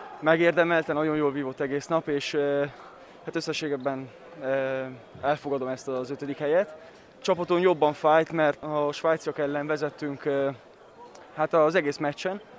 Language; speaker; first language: Hungarian; early bilingual, heritage; Hungarian